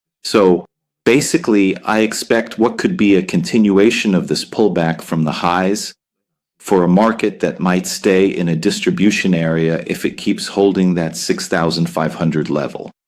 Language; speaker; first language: English; non-native, fluent; Italian